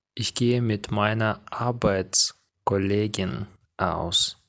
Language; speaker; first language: German; non-native, fluent; Ukrainian